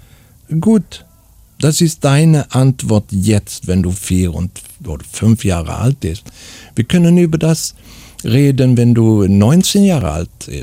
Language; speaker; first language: German; non-native, fluent; Swedish